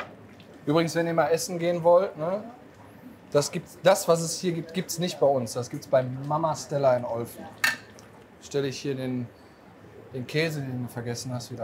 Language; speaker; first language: German; native; German